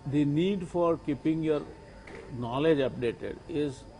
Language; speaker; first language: English; non-native, local second language; Gujarati